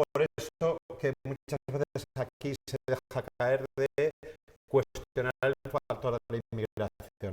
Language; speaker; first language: Spanish; native; Spanish